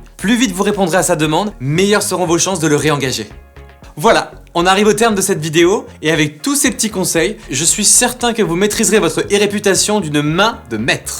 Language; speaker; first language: French; native; French